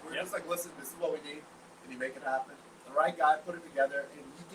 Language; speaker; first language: English; native; English